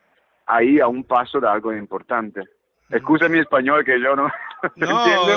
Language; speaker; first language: Spanish; early bilingual, heritage; Italian